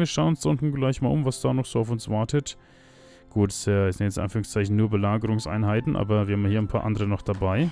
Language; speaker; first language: German; native; German